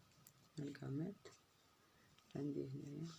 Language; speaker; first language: Arabic; native; Arabic